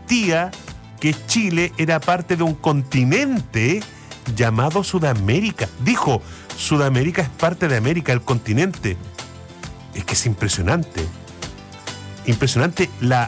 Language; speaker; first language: Spanish; native; Spanish